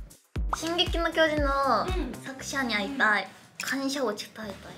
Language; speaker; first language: Japanese; non-native, fluent; Korean